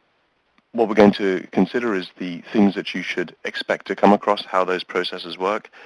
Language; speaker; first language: English; native; English